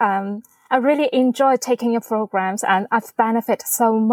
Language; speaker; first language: English; non-native, fluent; Chinese